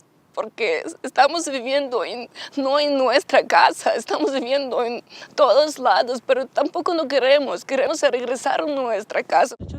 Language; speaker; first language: Spanish; non-native, learner; Ukrainian